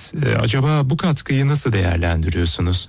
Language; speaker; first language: Turkish; native; Turkish